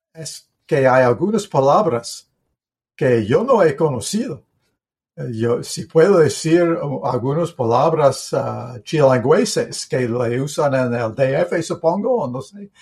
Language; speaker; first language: Spanish; non-native, learner; English